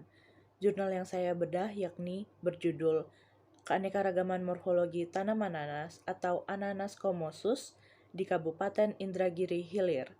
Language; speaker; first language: Indonesian; native; Indonesian